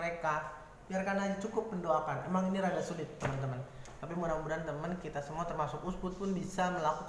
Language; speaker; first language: Indonesian; native; Indonesian